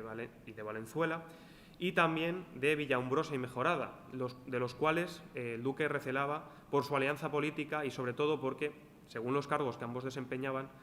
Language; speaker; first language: Spanish; native; Spanish